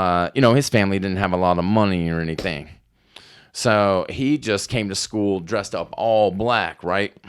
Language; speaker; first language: English; native; English